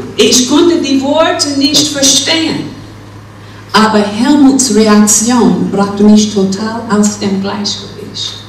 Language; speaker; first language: German; non-native, fluent; English